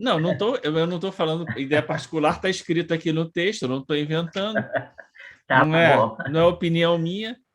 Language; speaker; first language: Portuguese; native; Portuguese